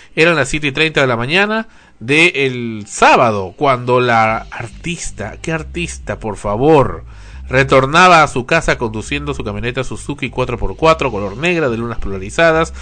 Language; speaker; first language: Spanish; native; Spanish